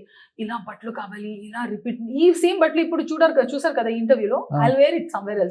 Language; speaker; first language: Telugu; non-native, learner; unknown